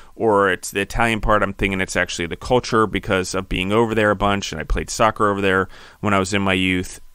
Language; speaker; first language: English; native; English